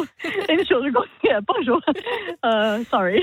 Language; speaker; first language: German; non-native, learner; English